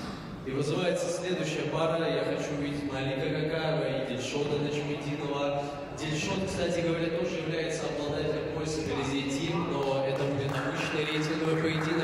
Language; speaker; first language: Russian; native; Russian